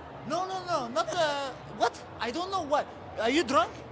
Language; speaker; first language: English; non-native, learner; Danish